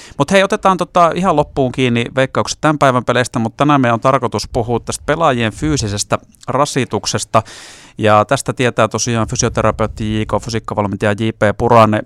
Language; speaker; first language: Finnish; native; Finnish